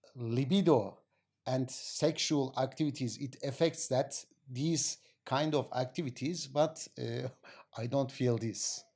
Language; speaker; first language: English; non-native, learner; Turkish